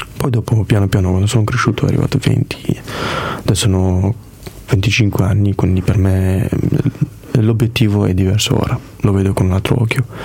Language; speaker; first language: Italian; early bilingual, other home language; Kurdish